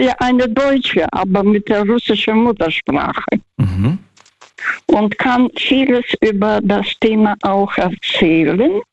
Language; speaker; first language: German; non-native, learner; Russian